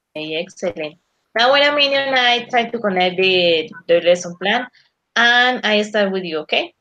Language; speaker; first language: English; non-native, learner; Spanish